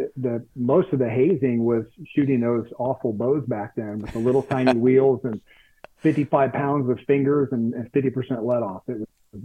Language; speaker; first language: English; native; English